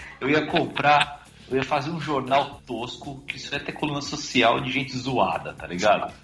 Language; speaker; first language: Portuguese; native; Portuguese